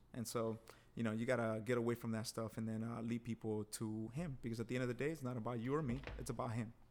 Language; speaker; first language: English; early bilingual, other home language; Spanish